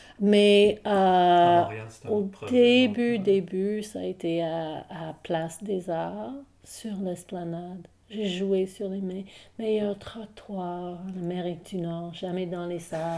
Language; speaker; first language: French; non-native, local second language; English